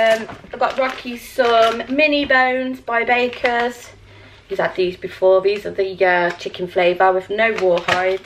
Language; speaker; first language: English; native; English